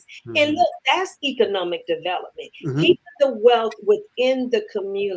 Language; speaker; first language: English; native; English